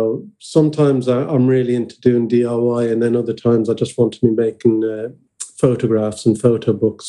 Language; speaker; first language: English; native; English